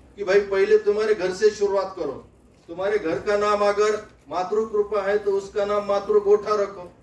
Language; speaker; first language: Hindi; non-native, local second language; Marathi